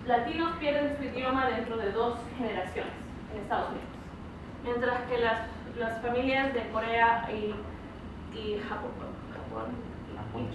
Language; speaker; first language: Spanish; early bilingual, other home language; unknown